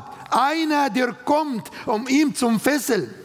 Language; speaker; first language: German; non-native, fluent; Arabic